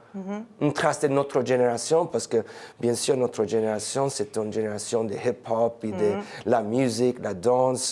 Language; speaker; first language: French; non-native, fluent; English